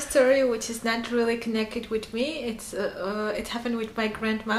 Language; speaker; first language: English; non-native, fluent; Armenian